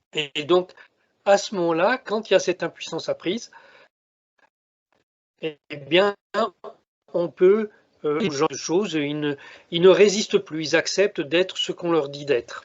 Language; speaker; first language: French; native; French